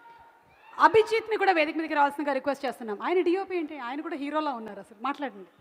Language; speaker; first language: Telugu; native; Telugu